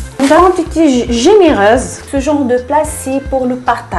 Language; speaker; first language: French; non-native, local second language; Arabic